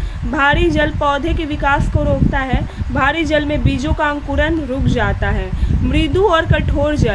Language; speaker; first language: Hindi; native; Hindi